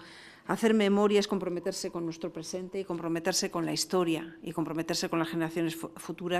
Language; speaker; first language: Spanish; native; Spanish